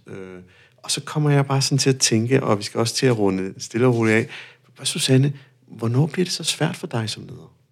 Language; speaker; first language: Danish; non-native, fluent; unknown